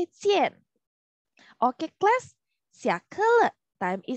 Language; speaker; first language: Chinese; non-native, fluent; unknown